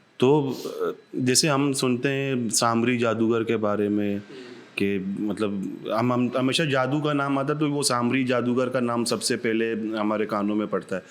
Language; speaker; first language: Urdu; non-native, local second language; Baluchi